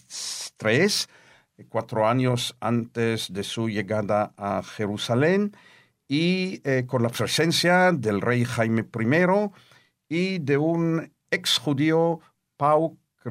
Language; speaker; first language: Spanish; non-native, fluent; Hebrew